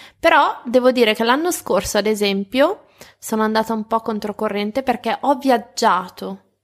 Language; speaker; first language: Italian; native; Italian